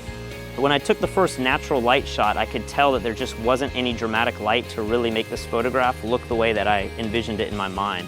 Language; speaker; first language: English; native; English